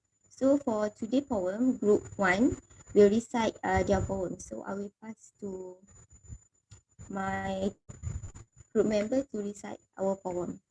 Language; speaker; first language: English; non-native, local second language; Malay